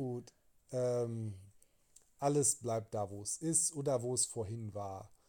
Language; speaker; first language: German; native; German